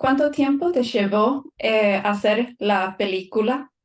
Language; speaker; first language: Spanish; non-native, fluent; Swedish